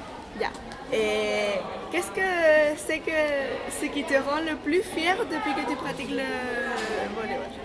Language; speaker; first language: French; non-native, learner; Spanish